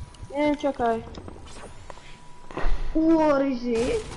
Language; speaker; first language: English; non-native, learner; Slovak